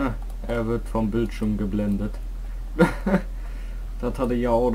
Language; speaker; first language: German; native; German